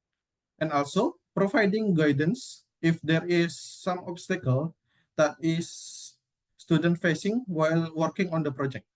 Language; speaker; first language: English; non-native, learner; Indonesian